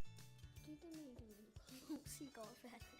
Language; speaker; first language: Welsh; non-native, local second language; English